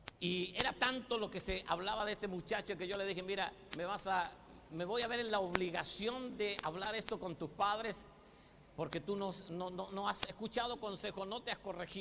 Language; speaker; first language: Spanish; native; Spanish